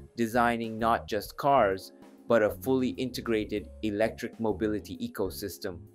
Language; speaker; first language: English; non-native, fluent; Japanese